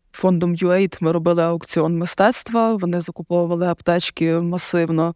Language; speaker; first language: Ukrainian; native; Ukrainian